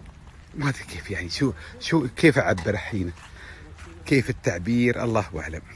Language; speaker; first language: Arabic; native; Arabic